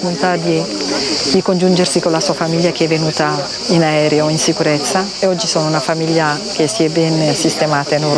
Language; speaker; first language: Italian; non-native, fluent; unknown